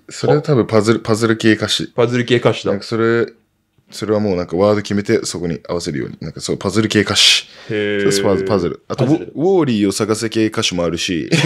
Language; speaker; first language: Japanese; native; Japanese